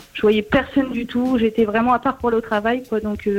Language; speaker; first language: French; native; French